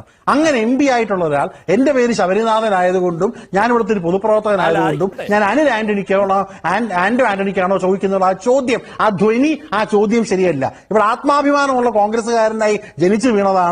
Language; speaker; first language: Malayalam; native; Malayalam